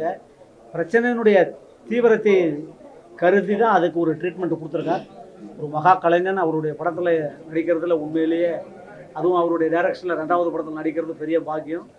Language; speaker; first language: Tamil; native; Tamil